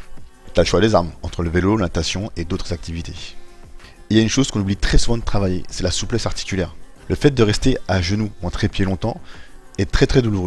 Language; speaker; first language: French; native; French